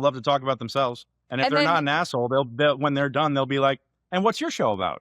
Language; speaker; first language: English; native; English